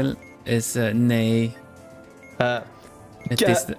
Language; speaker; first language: Dutch; non-native, learner; Swedish